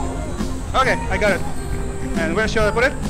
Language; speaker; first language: English; non-native, fluent; Indonesian